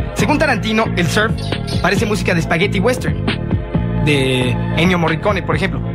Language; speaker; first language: Spanish; native; Spanish